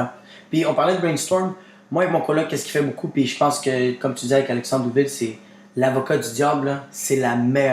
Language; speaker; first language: French; native; French